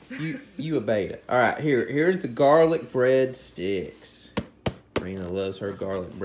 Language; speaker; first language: English; native; English